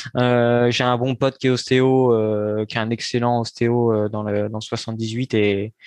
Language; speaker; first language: French; native; French